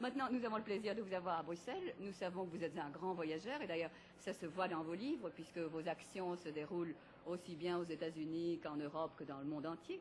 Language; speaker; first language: French; native; French